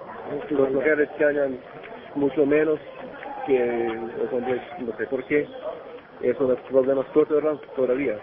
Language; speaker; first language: Spanish; non-native, learner; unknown